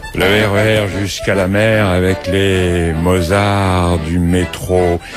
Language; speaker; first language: French; native; French